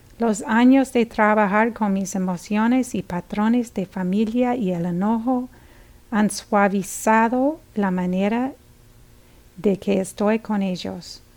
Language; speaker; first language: Spanish; non-native, fluent; English